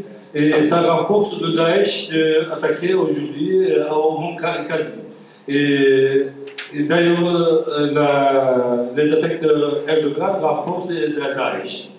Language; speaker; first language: French; non-native, fluent; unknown